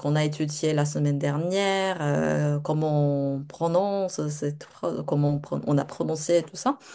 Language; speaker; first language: French; non-native, fluent; Japanese